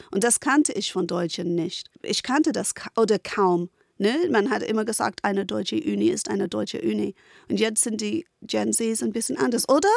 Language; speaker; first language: German; non-native, fluent; English